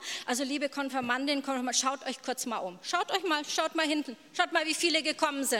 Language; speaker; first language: German; native; German